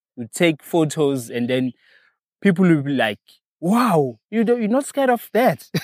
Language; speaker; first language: English; non-native, local second language; Zulu